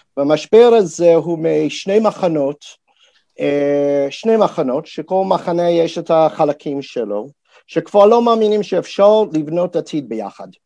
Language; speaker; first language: Hebrew; non-native, fluent; English